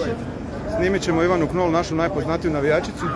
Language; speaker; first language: Serbian; native; Serbian